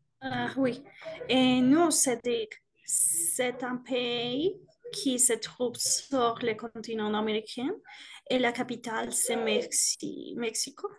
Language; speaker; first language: French; non-native, learner; Spanish